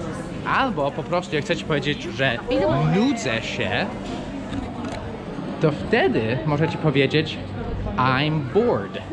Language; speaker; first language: Polish; non-native, fluent; English